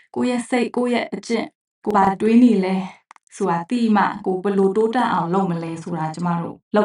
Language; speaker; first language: Burmese; non-native, local second language; Shan